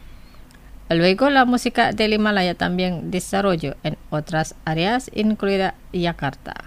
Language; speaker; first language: Spanish; non-native, fluent; Indonesian